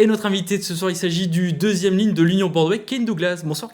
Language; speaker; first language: French; native; French